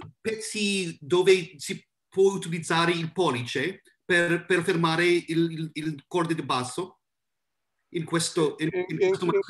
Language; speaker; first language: Italian; non-native, learner; English